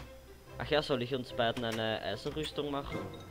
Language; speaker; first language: German; native; German